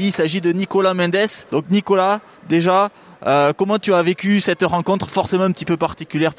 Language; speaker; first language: French; native; French